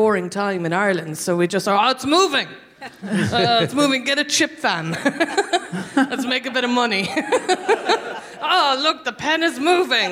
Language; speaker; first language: English; native; English